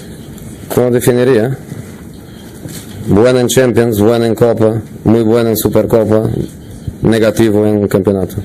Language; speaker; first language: Spanish; non-native, fluent; Portuguese